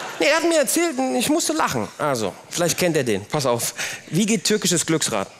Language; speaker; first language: German; early bilingual, other home language; Turkish